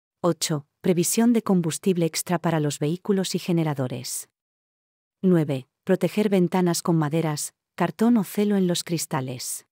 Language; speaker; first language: Spanish; native; Spanish